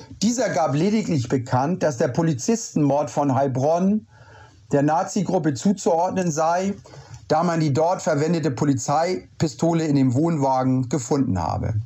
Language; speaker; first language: German; native; German